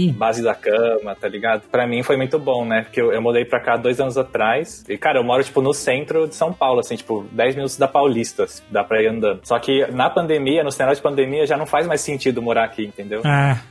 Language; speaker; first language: Portuguese; early bilingual, other home language; Japanese